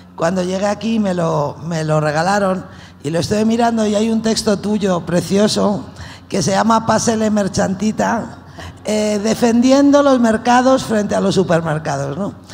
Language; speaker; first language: Spanish; native; Spanish